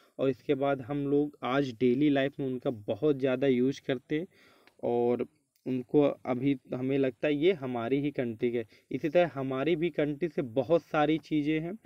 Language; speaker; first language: Hindi; native; Hindi